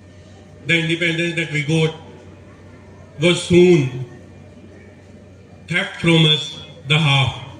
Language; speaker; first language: English; non-native, local second language; Hindi